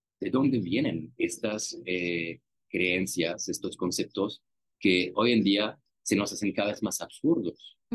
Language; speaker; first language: Spanish; non-native, fluent; French